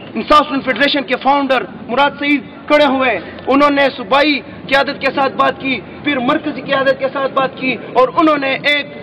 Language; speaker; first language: Urdu; non-native, local second language; Pashto